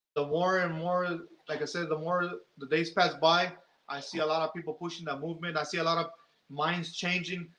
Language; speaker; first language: English; native; English